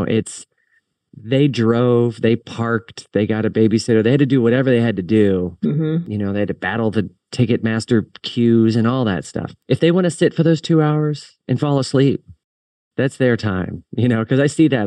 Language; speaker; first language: English; native; English